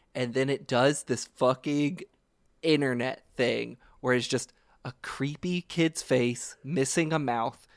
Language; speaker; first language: English; native; English